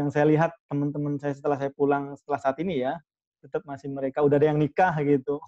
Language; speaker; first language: Indonesian; non-native, local second language; Madurese